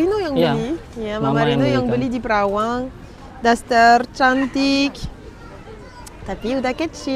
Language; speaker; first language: Indonesian; non-native, learner; Arabic